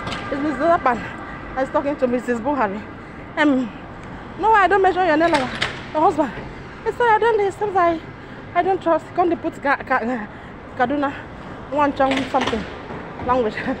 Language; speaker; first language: English; non-native, local second language; Ibibio